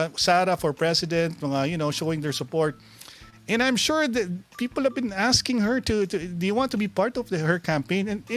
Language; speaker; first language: English; non-native, local second language; Filipino